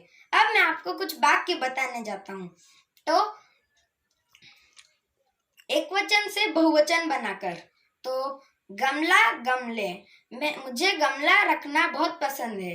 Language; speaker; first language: Hindi; non-native, local second language; Odia